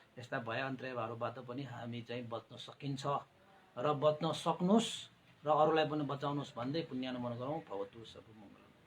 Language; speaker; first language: Nepali; non-native, local second language; Newari